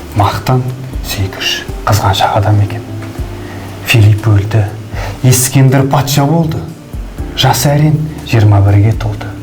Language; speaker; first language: Kazakh; non-native, local second language; Russian